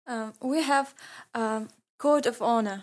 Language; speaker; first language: English; non-native, learner; Ingush